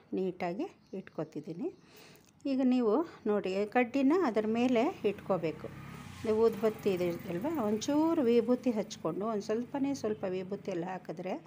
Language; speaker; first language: Kannada; non-native, local second language; Telugu